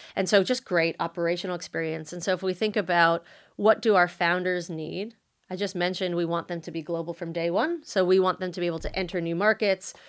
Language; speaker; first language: English; native; English